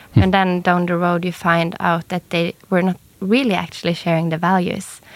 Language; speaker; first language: English; non-native, fluent; Norwegian